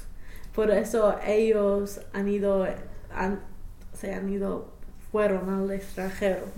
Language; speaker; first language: Spanish; non-native, fluent; English